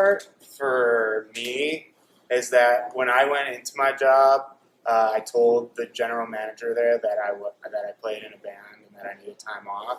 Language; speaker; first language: English; native; English